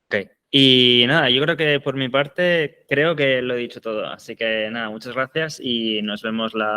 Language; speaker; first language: Spanish; native; Spanish